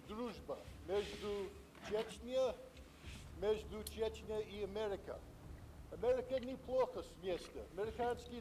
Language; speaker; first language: Russian; non-native, learner; English